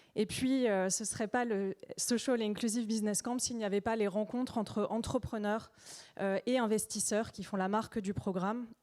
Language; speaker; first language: French; native; French